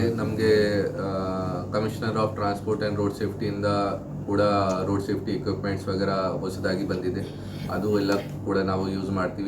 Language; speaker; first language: Kannada; non-native, fluent; Hindi